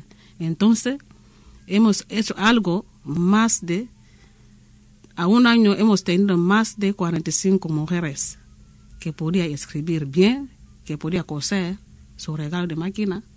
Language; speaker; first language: Spanish; non-native, learner; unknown